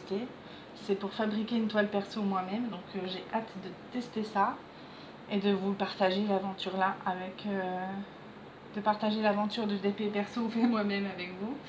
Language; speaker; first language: French; native; French